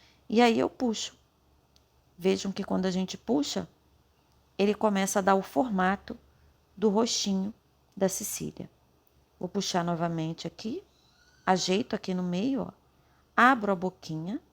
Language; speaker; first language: Portuguese; native; Portuguese